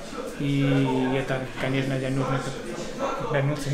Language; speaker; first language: Russian; non-native, learner; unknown